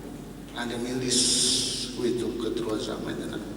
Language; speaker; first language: French; non-native, learner; Indonesian